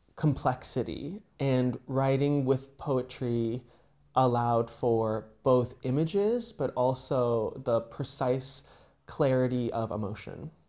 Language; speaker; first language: English; native; English